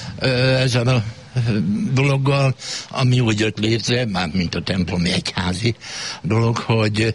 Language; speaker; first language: Hungarian; native; Hungarian